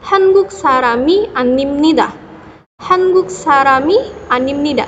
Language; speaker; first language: Korean; non-native, fluent; Indonesian